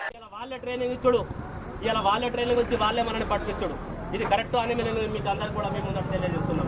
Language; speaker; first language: Telugu; non-native, local second language; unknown